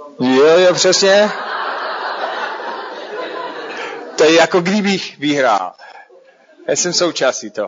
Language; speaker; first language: Czech; non-native, fluent; English